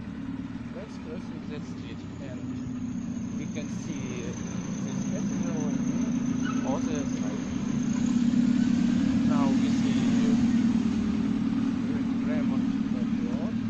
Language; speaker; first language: English; non-native, learner; Russian